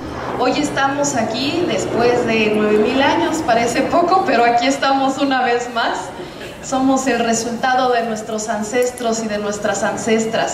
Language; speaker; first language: Spanish; native; Spanish